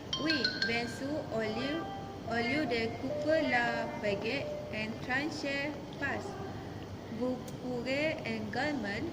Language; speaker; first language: French; non-native, learner; Malay